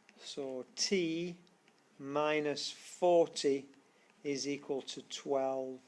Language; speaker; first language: English; native; English